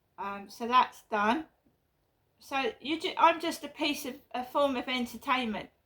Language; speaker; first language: English; native; English